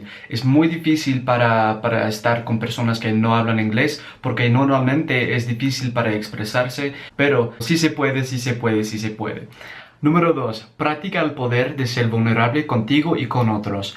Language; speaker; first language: Spanish; non-native, learner; English